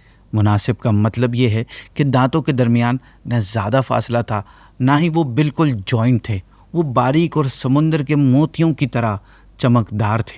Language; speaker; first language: Urdu; native; Urdu